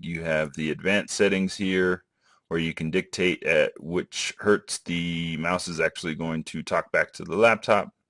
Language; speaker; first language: English; native; English